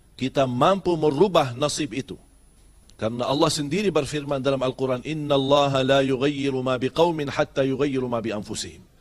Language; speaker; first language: Malay; non-native, fluent; Arabic